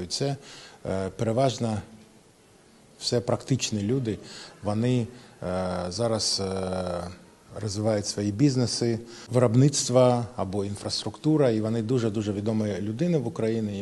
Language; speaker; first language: Ukrainian; non-native, local second language; Russian